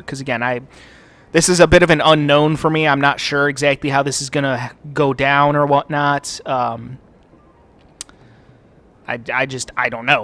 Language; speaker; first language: English; native; English